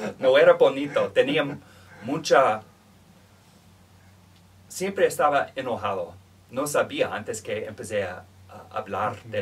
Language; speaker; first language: Spanish; non-native, fluent; English